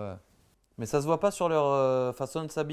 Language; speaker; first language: French; native; French